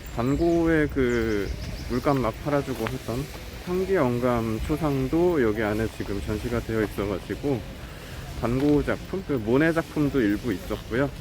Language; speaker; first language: Korean; native; Korean